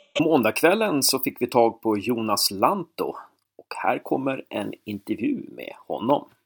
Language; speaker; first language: Swedish; native; Swedish